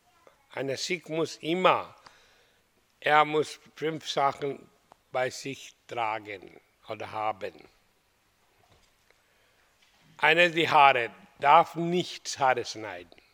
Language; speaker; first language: German; non-native, learner; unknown